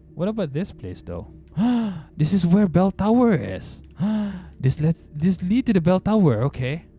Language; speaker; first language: English; non-native, local second language; Malay